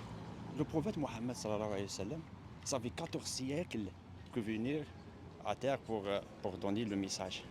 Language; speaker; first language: French; non-native, learner; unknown